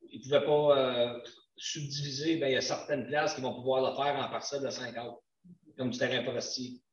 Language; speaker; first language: French; native; French